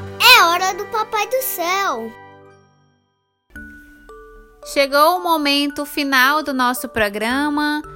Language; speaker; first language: Portuguese; native; Portuguese